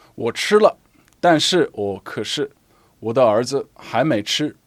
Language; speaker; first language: Chinese; non-native, fluent; Afrikaans